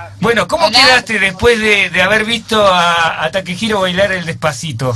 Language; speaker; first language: Spanish; native; Spanish